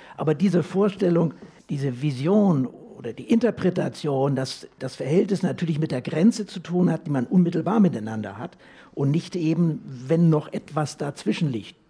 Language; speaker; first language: German; native; German